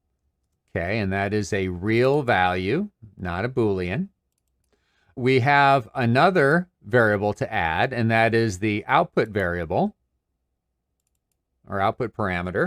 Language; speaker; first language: English; native; English